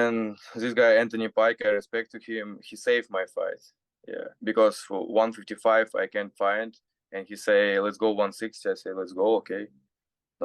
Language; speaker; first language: English; non-native, learner; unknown